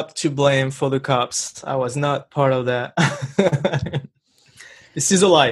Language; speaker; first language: English; non-native, fluent; French